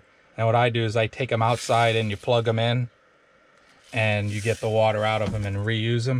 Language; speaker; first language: English; native; English